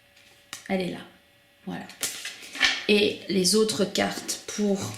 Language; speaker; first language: French; native; French